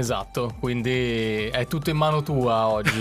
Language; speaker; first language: Italian; native; Italian